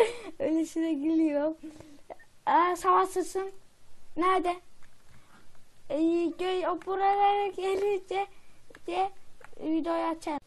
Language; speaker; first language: Turkish; native; Turkish